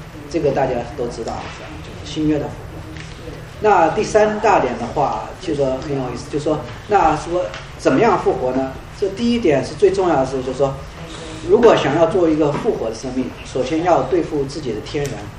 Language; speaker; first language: Chinese; native; Chinese